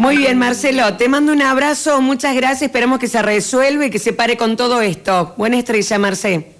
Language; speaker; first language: Spanish; native; Spanish